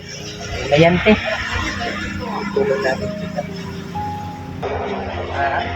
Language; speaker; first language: Filipino; non-native, local second language; Cebuano